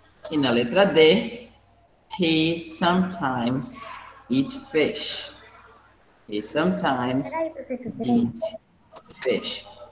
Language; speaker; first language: English; non-native, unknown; Portuguese